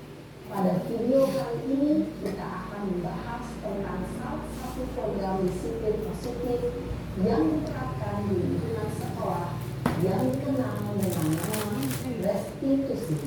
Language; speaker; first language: Indonesian; native; Indonesian